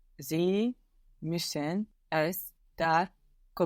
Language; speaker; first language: German; non-native, learner; English